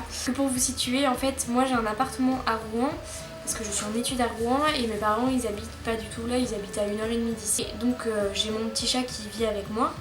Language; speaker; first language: French; native; French